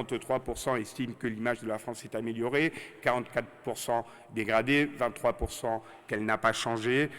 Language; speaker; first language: French; native; French